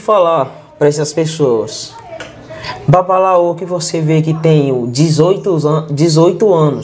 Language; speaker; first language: Portuguese; non-native, learner; Yoruba